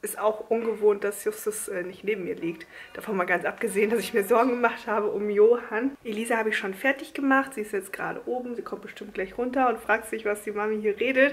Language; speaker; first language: German; native; German